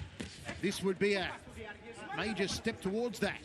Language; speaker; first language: English; native; English